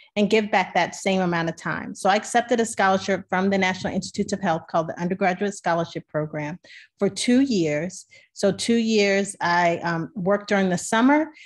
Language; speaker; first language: English; native; English